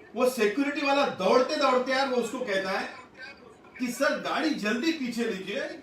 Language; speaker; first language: Hindi; non-native, local second language; Marathi